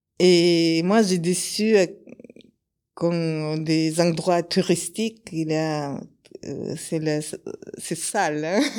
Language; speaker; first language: French; non-native, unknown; Kyrgyz